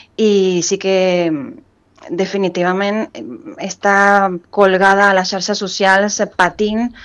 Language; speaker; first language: Catalan; non-native, fluent; Spanish